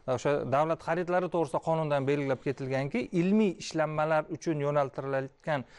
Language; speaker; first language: Uzbek; native; Uzbek